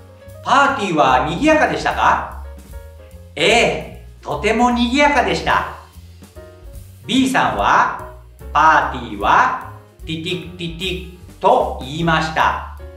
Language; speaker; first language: Japanese; non-native, fluent; Indonesian